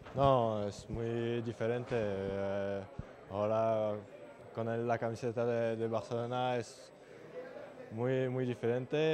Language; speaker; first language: Spanish; non-native, learner; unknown